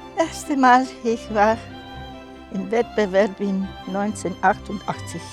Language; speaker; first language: German; non-native, fluent; Romanian